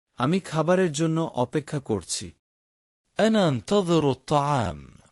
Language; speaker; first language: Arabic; non-native, fluent; Bangla